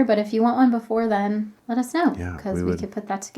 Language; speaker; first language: English; native; English